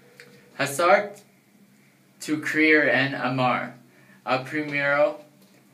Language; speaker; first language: Spanish; non-native, learner; English